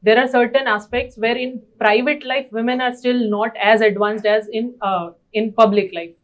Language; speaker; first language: English; non-native, local second language; Gujarati